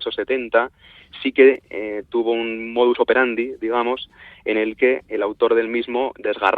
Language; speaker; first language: Spanish; native; Spanish